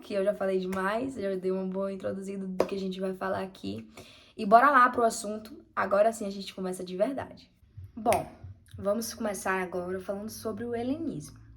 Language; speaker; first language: Portuguese; native; Portuguese